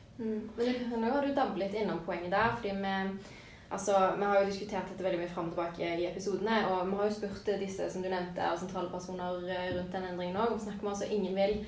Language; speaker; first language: Norwegian; native; Norwegian